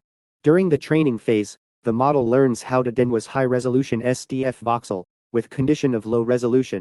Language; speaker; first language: English; non-native, fluent; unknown